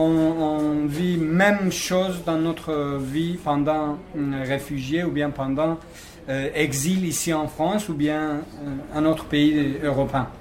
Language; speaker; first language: French; non-native, fluent; Kurdish